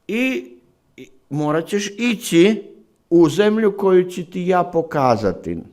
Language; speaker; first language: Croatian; non-native, fluent; Slovak